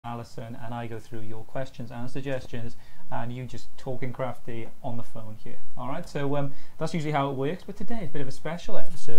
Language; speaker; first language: English; native; English